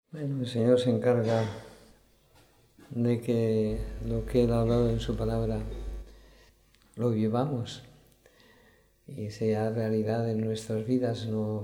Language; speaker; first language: Spanish; native; Spanish